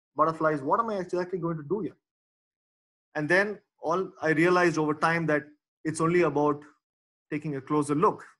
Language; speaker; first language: English; non-native, local second language; Tamil